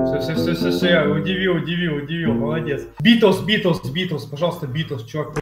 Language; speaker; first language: Russian; native; Russian